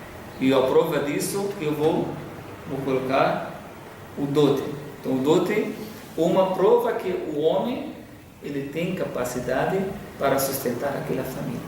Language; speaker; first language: Portuguese; non-native, fluent; Arabic